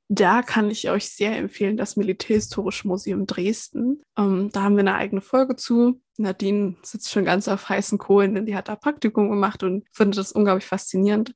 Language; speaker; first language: German; native; German